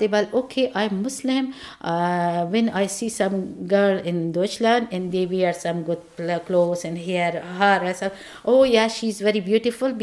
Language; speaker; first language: English; non-native, learner; Persian